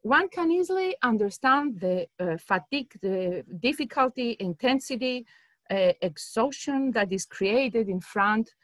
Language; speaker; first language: English; non-native, fluent; Greek